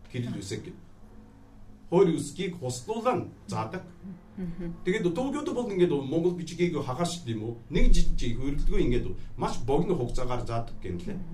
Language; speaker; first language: Mongolian; non-native, fluent; Japanese